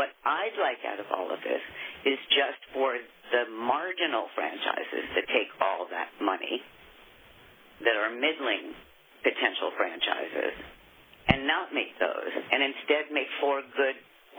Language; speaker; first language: English; native; English